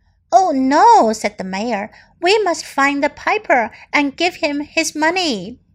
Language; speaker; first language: English; non-native, fluent; Chinese